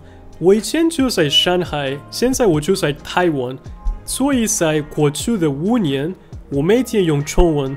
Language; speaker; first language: Chinese; non-native, learner; Spanish